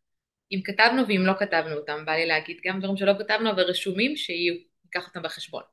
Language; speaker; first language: Hebrew; native; Hebrew